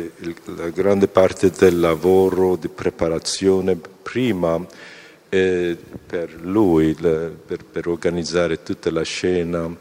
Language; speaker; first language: Italian; non-native, fluent; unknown